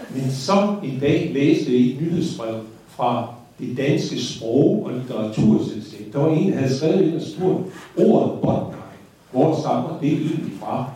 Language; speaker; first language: Danish; native; Danish